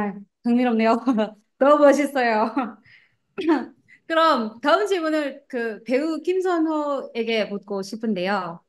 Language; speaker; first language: Korean; non-native, fluent; Indonesian